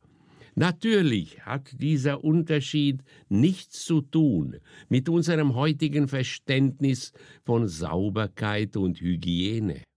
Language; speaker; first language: German; native; German